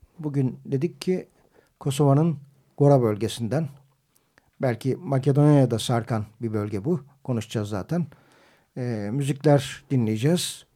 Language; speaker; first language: Turkish; native; Turkish